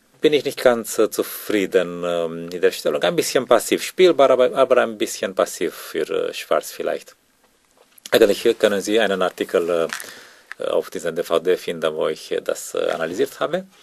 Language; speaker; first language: German; non-native, learner; Romanian